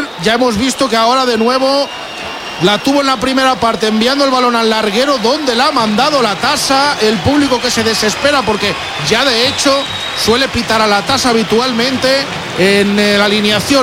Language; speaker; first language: Spanish; native; Spanish